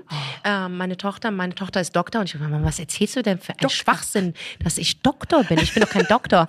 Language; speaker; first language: German; early bilingual, other home language; Arabic